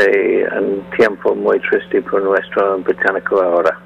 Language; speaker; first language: Spanish; non-native, learner; English